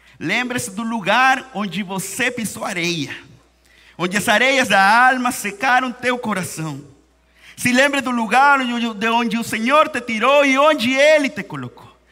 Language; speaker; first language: Portuguese; non-native, fluent; Spanish